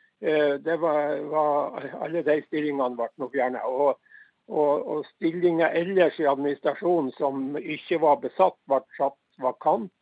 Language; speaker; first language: Norwegian; native; Norwegian